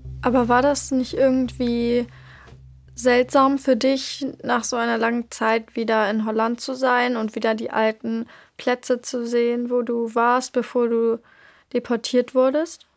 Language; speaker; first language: German; native; German